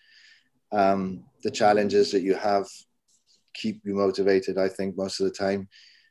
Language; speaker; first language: English; native; English